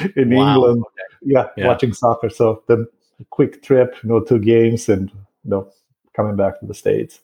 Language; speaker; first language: English; non-native, fluent; Romanian